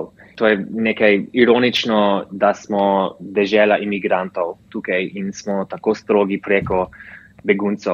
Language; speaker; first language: Slovenian; early bilingual, heritage; English